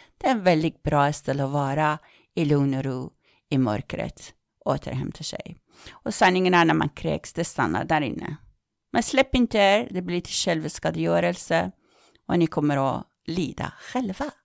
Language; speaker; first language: Swedish; non-native, fluent; Persian